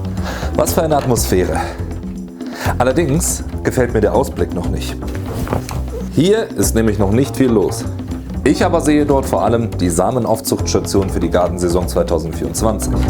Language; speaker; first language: German; native; German